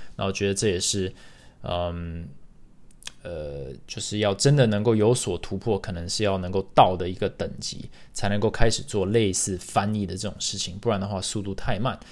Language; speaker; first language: Chinese; early bilingual, other home language; English